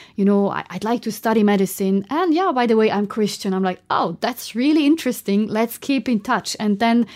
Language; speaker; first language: English; non-native, fluent; German